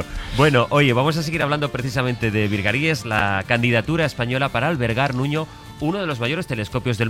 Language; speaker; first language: Spanish; native; Spanish